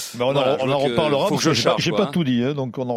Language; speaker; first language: French; native; French